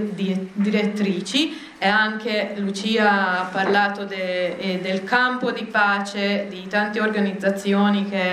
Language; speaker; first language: Italian; non-native, fluent; Hebrew